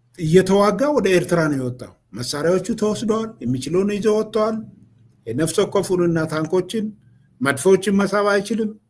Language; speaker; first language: Amharic; non-native, local second language; Oromo